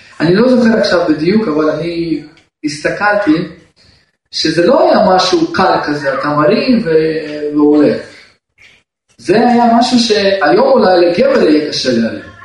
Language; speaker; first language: Hebrew; non-native, fluent; Russian